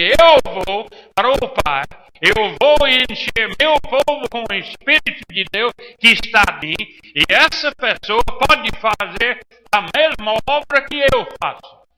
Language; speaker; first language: Portuguese; non-native, fluent; English